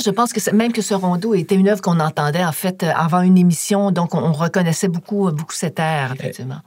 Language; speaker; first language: French; native; French